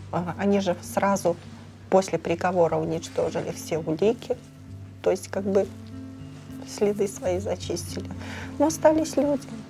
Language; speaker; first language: Russian; native; Russian